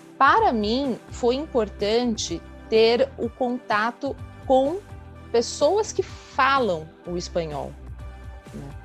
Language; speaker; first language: Portuguese; native; Portuguese